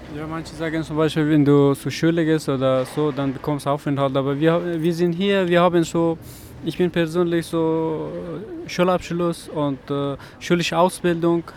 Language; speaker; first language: German; non-native, learner; Persian